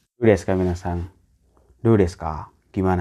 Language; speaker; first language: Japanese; non-native, learner; Indonesian